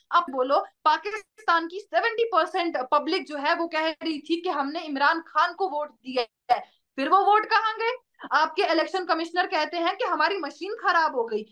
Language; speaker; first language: Hindi; non-native, local second language; Kashmiri